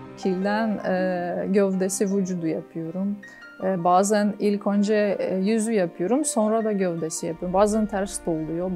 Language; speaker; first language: Turkish; non-native, fluent; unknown